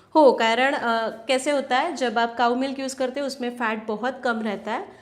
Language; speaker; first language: Hindi; non-native, local second language; Marathi